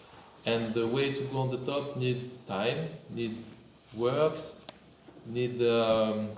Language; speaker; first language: English; non-native, fluent; French